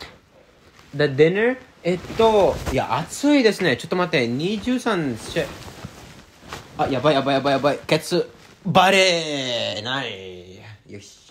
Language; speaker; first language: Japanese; non-native, learner; English